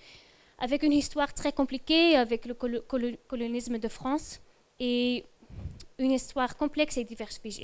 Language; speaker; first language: French; non-native, fluent; Dutch